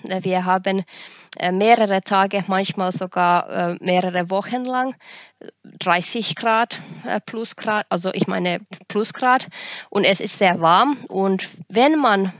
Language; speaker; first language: German; non-native, fluent; Finnish